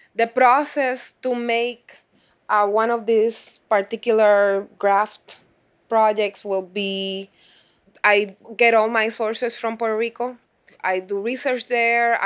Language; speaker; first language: English; non-native, fluent; Spanish